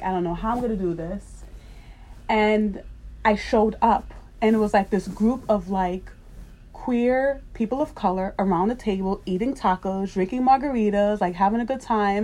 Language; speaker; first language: English; native; English